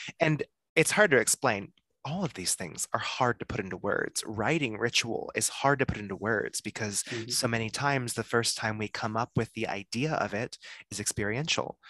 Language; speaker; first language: English; native; English